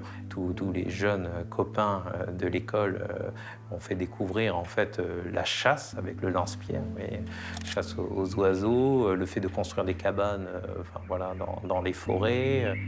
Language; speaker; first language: French; native; French